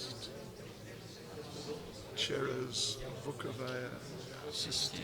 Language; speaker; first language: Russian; non-native, learner; English